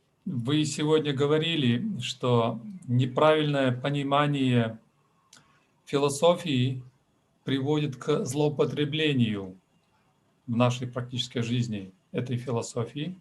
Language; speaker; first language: Russian; native; Russian